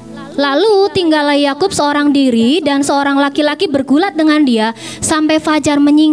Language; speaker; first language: Indonesian; native; Indonesian